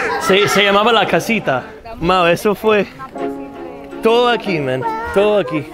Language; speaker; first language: Spanish; non-native, fluent; English